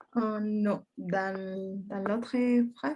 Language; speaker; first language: French; non-native, learner; Spanish